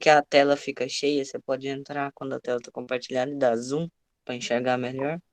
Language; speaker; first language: Portuguese; native; Portuguese